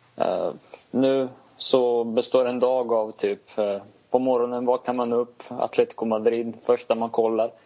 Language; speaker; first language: Swedish; native; Swedish